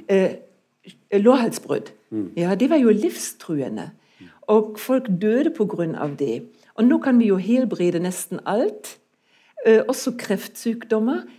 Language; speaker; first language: Norwegian; non-native, fluent; German